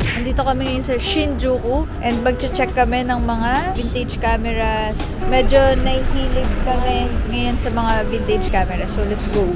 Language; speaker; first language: Filipino; native; Filipino